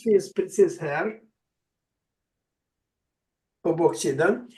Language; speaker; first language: Swedish; non-native, fluent; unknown